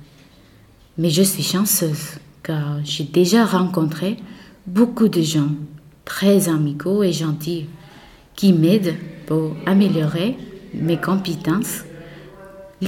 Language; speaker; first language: French; non-native, learner; Marathi